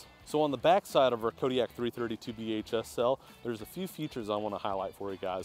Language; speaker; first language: English; native; English